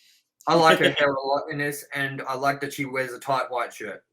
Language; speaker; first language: English; native; English